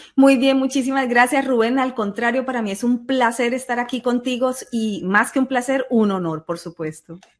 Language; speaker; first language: Spanish; native; Spanish